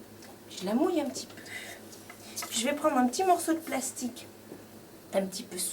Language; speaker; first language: French; native; French